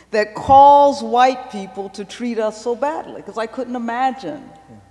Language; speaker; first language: English; native; English